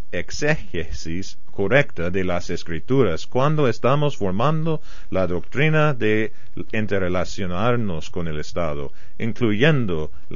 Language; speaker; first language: Spanish; non-native, fluent; English